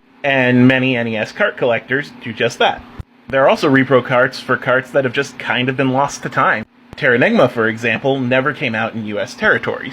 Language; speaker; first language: English; native; English